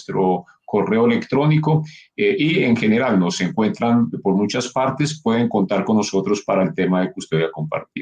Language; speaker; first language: Spanish; native; Spanish